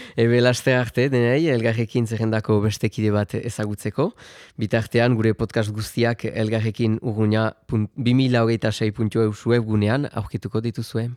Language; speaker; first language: Basque; native; Basque